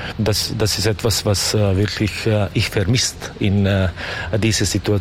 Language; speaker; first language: German; non-native, learner; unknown